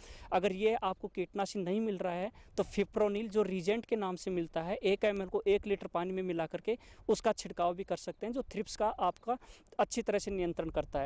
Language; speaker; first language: Hindi; native; Hindi